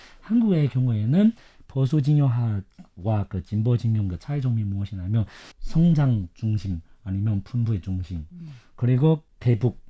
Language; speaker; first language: Korean; non-native, fluent; Chinese